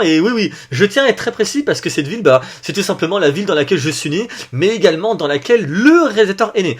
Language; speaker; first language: French; native; French